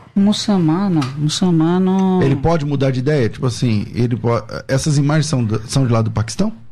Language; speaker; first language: Portuguese; non-native, learner; Urdu